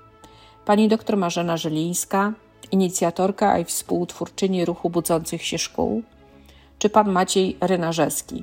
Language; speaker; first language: Polish; native; Polish